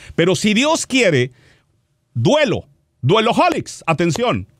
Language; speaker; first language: Spanish; native; Spanish